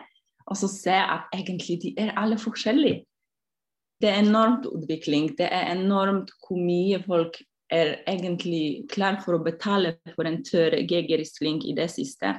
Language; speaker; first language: Norwegian; non-native, fluent; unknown